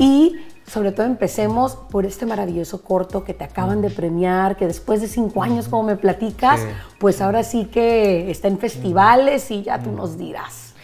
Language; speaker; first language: Spanish; native; Spanish